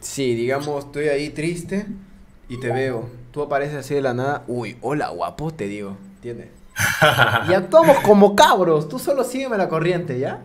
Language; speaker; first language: Spanish; native; Spanish